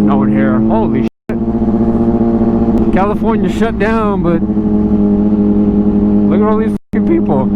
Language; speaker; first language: English; native; English